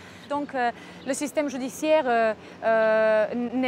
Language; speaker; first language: French; non-native, fluent; Croatian